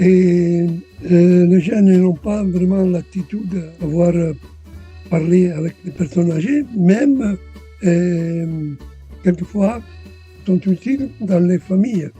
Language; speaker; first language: French; non-native, fluent; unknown